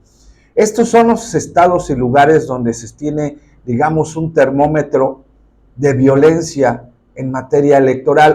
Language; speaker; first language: Spanish; native; Spanish